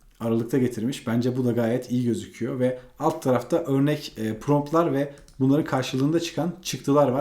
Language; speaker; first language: Turkish; native; Turkish